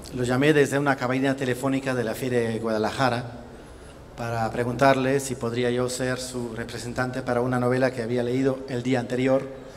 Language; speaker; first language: Spanish; non-native, fluent; German